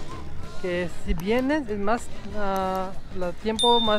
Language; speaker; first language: Spanish; non-native, learner; Urdu